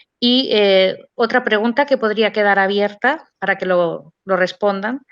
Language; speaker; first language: Spanish; native; Spanish